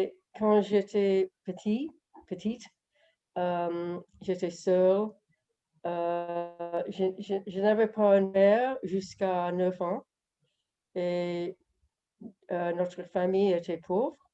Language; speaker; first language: French; non-native, learner; English